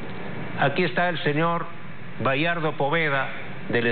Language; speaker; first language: Spanish; native; Spanish